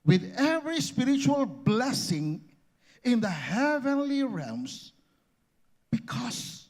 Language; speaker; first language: English; non-native, local second language; Filipino